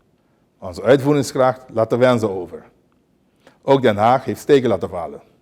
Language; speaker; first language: Dutch; non-native, local second language; Papiamento